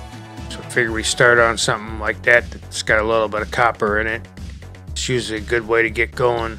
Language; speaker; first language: English; native; English